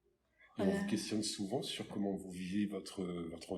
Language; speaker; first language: French; native; French